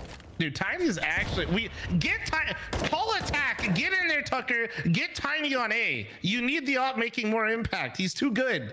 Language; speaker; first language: English; native; English